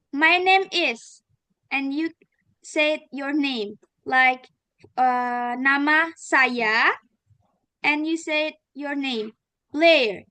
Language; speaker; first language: English; non-native, learner; Indonesian